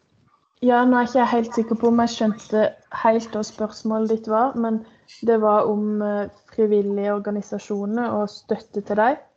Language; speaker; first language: Norwegian; native; Norwegian